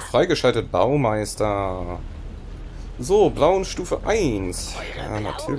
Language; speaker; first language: German; native; German